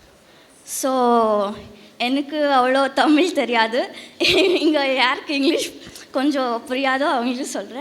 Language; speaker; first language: Tamil; non-native, learner; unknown